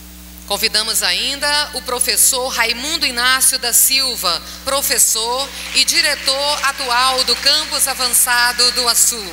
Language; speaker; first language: Portuguese; native; Portuguese